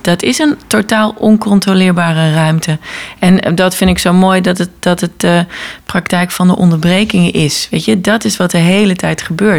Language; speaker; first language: Dutch; native; Dutch